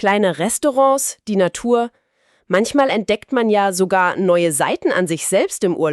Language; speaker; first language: German; native; German